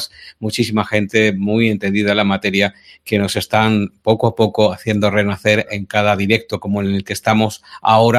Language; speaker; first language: Spanish; native; Spanish